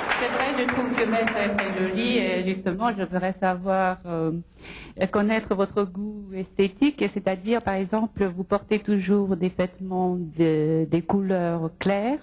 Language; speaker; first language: French; non-native, fluent; Chinese